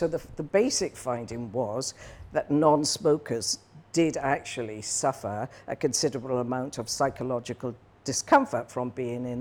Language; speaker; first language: English; native; English